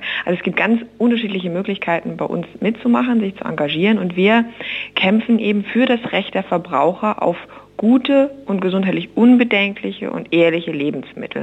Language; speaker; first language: German; native; German